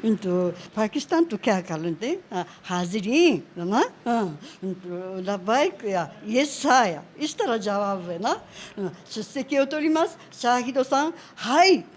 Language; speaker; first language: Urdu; non-native, learner; Japanese